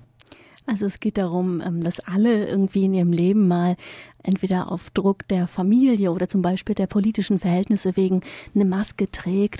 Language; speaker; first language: German; native; German